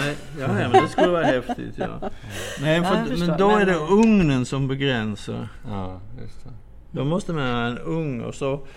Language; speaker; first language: Swedish; non-native, fluent; Dutch